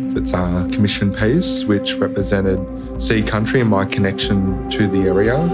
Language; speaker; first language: English; native; English